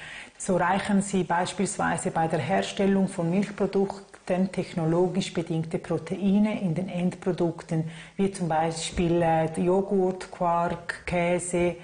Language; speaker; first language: German; native; German